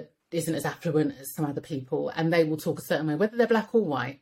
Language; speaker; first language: English; native; English